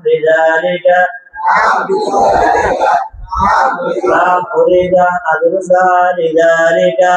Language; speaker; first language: Arabic; non-native, fluent; Bangla